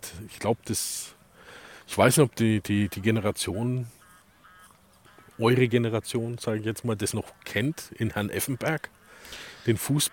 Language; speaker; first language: German; native; German